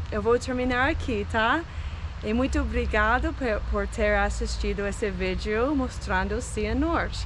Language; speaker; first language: Portuguese; non-native, fluent; English